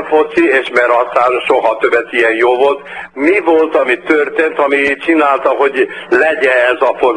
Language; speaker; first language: Hungarian; early bilingual, heritage; Portuguese